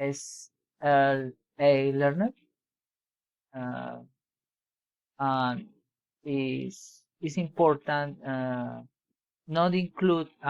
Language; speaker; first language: English; non-native, learner; Spanish